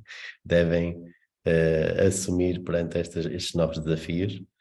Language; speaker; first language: Portuguese; native; Portuguese